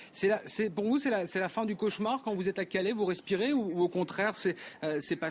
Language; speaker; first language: French; native; French